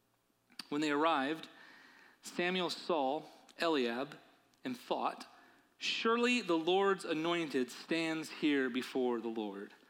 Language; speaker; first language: English; native; English